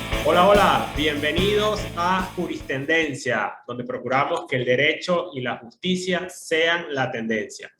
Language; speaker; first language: Spanish; native; Spanish